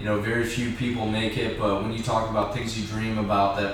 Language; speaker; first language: English; native; English